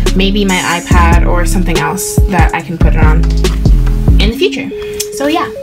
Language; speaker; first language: English; native; English